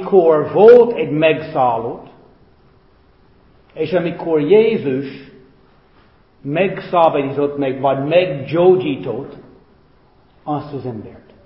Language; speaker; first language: Hungarian; non-native, fluent; English